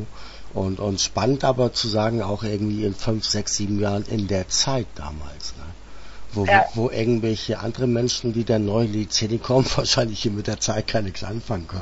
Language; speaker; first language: German; native; German